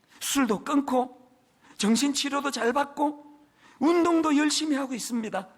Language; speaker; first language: Korean; native; Korean